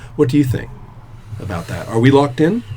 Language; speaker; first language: English; native; English